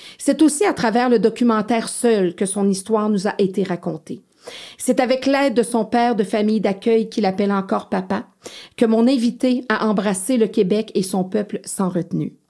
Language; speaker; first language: French; native; French